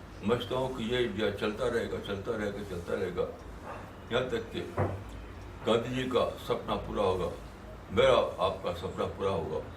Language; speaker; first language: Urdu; native; Urdu